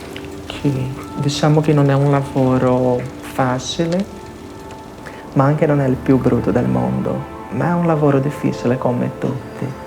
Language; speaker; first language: Italian; non-native, fluent; Portuguese